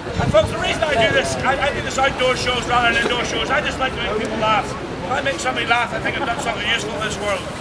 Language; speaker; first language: English; native; English